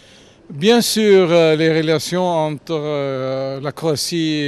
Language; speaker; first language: French; non-native, fluent; German